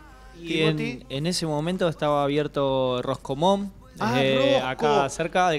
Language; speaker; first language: Spanish; native; Spanish